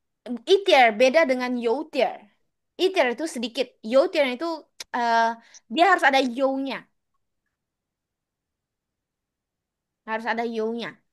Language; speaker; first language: Indonesian; native; Indonesian